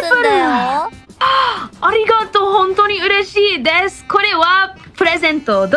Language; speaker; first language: Japanese; non-native, learner; English